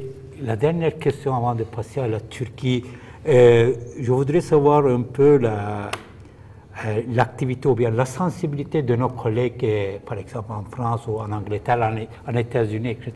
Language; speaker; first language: French; non-native, fluent; Turkish